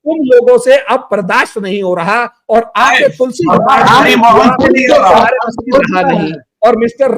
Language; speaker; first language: Hindi; native; Hindi